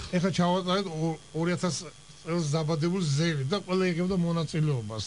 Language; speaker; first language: Georgian; native; Georgian